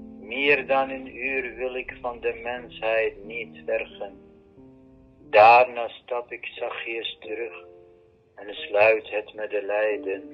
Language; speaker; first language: Dutch; non-native, fluent; Arabic